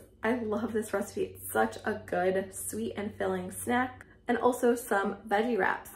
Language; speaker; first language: English; native; English